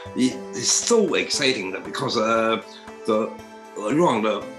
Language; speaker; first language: English; non-native, learner; Chinese